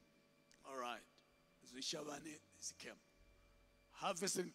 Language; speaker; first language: English; non-native, local second language; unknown